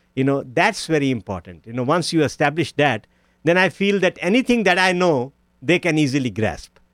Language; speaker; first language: English; non-native, local second language; Punjabi